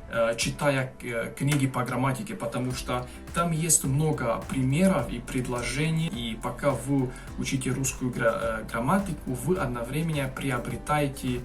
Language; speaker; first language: Russian; non-native, fluent; Hungarian